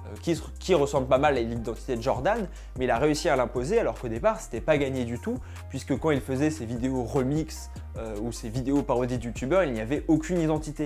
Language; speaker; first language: French; native; French